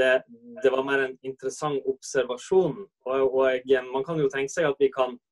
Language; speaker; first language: Norwegian; native; Norwegian